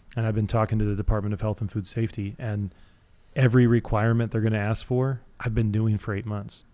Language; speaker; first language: English; native; English